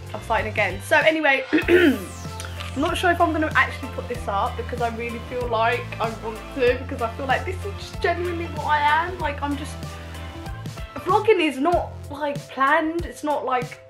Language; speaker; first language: English; native; English